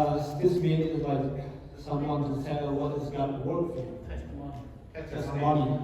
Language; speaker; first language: English; non-native, learner; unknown